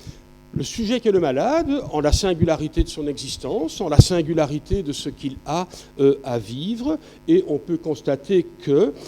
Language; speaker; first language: French; native; French